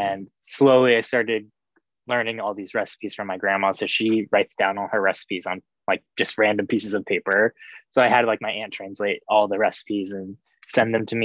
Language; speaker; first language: English; native; English